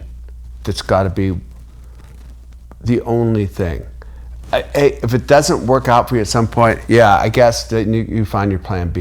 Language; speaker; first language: English; native; English